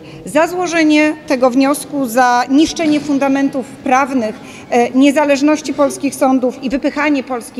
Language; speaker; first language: Polish; native; Polish